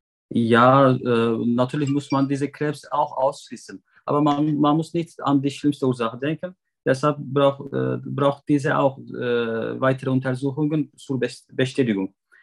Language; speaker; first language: German; non-native, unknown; Turkish